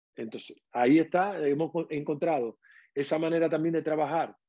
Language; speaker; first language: Spanish; native; Spanish